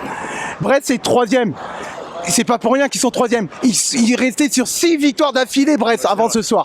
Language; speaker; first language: French; native; French